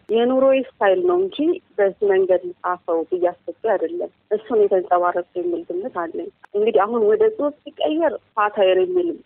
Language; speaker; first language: Amharic; native; Amharic